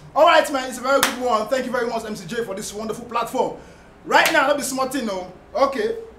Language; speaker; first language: Nigerian Pidgin; non-native, local second language; Hausa